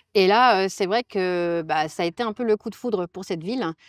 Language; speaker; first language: French; native; French